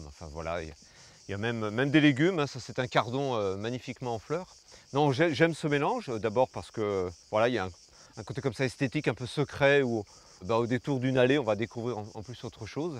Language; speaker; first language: French; native; French